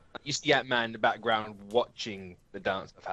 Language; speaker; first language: English; native; English